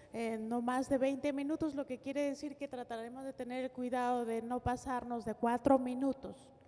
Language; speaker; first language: Spanish; native; Spanish